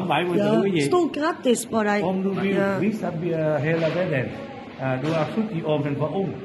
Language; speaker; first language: Swedish; non-native, learner; Vietnamese